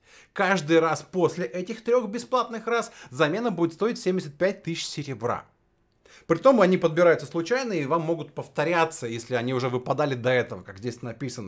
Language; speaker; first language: Russian; native; Russian